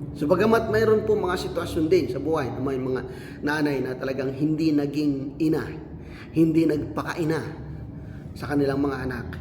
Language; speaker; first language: Filipino; non-native, local second language; Cebuano